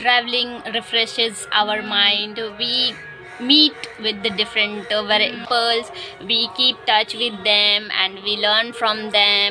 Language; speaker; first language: English; non-native, learner; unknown